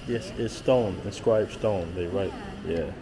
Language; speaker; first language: English; native; English